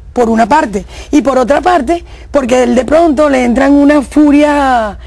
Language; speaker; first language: Spanish; native; Spanish